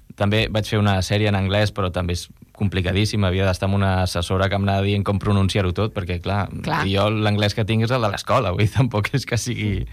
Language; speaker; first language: Catalan; non-native, local second language; Spanish